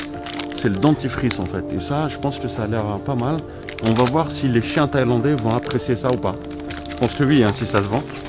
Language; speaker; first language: French; native; French